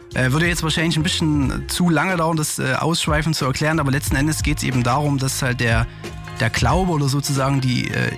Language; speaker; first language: German; native; German